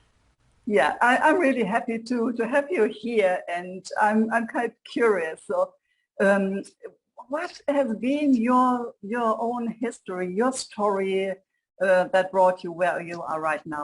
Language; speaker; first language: English; non-native, fluent; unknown